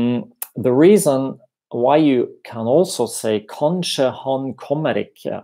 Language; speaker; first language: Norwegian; non-native, fluent; German